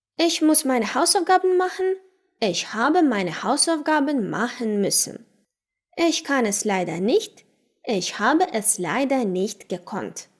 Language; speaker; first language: German; non-native, fluent; Ukrainian